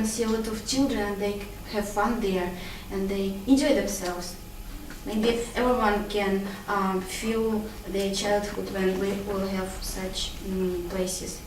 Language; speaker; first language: English; non-native, learner; Russian